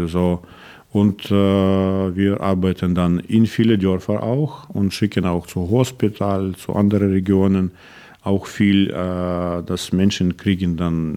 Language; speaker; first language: German; non-native, learner; Russian